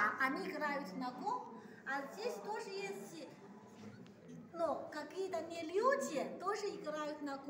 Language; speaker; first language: Russian; non-native, learner; Chinese